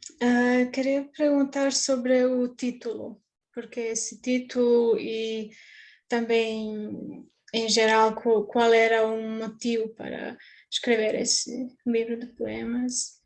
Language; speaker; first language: Portuguese; non-native, fluent; Croatian